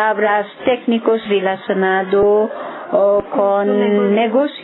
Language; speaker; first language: Spanish; non-native, learner; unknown